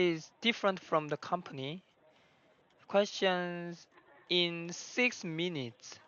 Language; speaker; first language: English; non-native, learner; Korean